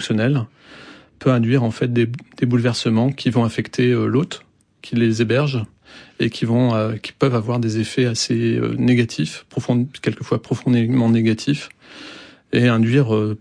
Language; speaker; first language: French; native; French